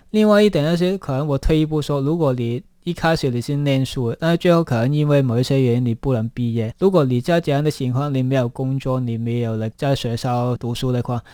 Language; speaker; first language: Chinese; non-native, local second language; Cantonese